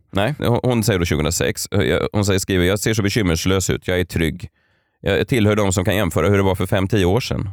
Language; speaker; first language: Swedish; native; Swedish